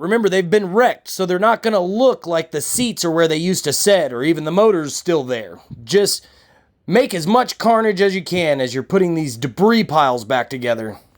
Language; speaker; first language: English; native; English